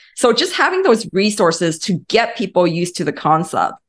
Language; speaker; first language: English; native; English